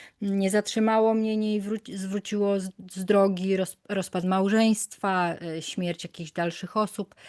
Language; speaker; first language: Polish; native; Polish